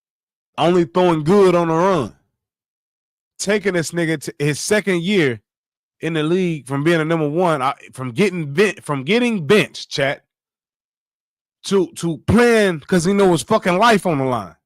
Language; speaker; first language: English; native; English